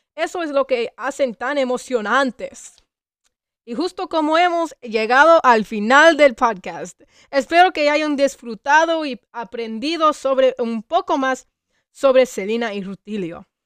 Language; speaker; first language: Spanish; non-native, learner; English